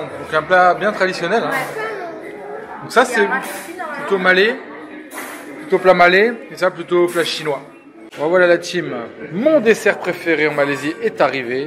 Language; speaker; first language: French; native; French